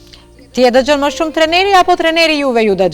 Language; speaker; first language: Albanian; native; Albanian